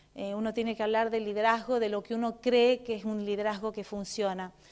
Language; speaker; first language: Spanish; non-native, fluent; Portuguese